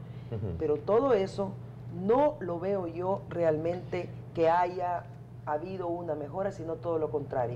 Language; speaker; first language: Spanish; native; Spanish